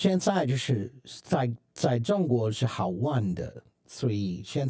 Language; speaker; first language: Chinese; non-native, learner; English